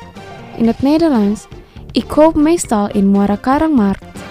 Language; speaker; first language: Dutch; non-native, fluent; Indonesian